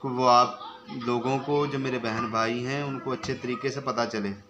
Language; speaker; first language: Urdu; non-native, local second language; Punjabi